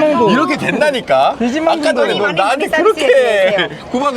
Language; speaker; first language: Korean; native; Korean